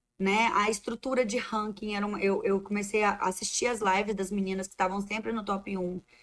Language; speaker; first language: Portuguese; native; Portuguese